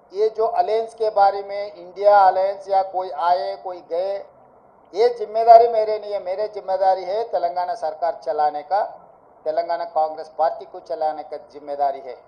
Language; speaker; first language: Hindi; non-native, local second language; Telugu